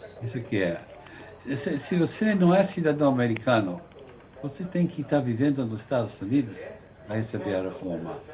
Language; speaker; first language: Portuguese; non-native, fluent; English